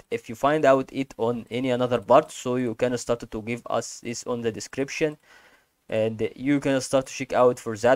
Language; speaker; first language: English; non-native, fluent; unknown